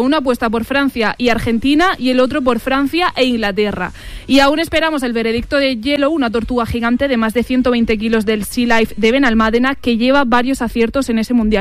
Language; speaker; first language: Spanish; native; Spanish